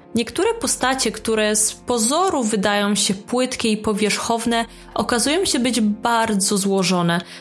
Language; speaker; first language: Polish; early bilingual, heritage; Italian